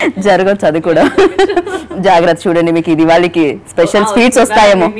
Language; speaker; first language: Telugu; native; Telugu